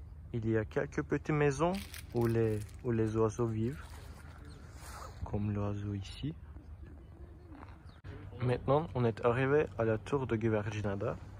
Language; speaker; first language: French; non-native, learner; Turkish